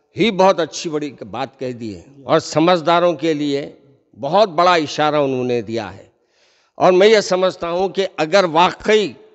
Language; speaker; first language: Hindi; non-native, local second language; Urdu